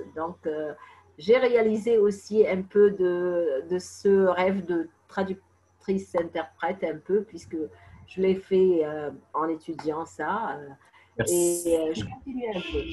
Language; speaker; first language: French; non-native, fluent; Arabic